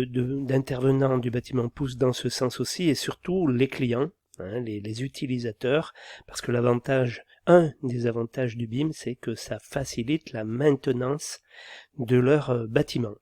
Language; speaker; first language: French; native; French